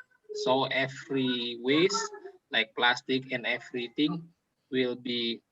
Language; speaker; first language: English; non-native, local second language; Indonesian